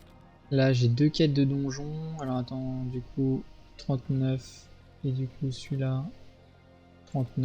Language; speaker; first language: French; native; French